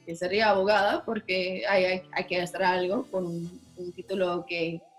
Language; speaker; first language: Spanish; non-native, learner; English